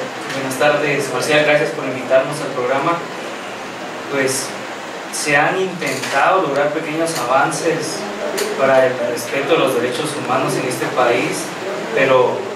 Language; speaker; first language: Spanish; native; Spanish